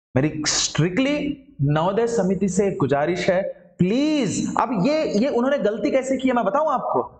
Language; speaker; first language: Hindi; non-native, local second language; Marathi